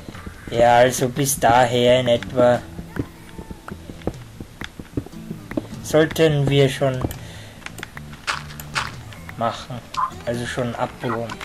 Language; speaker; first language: German; native; German